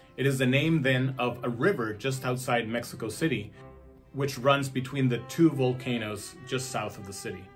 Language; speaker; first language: English; non-native, fluent; Spanish